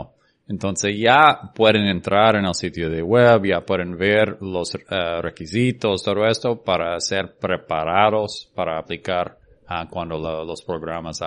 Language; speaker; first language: Spanish; non-native, fluent; English